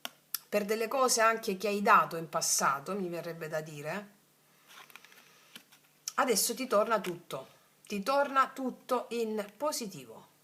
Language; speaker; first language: Italian; native; Italian